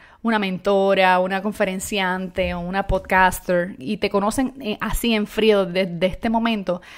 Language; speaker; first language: Spanish; native; Spanish